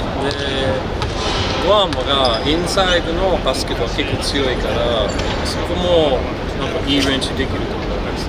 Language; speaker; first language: Japanese; non-native, fluent; English